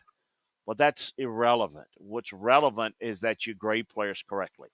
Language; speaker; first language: English; native; English